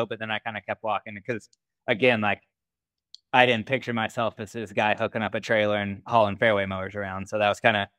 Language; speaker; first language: English; native; English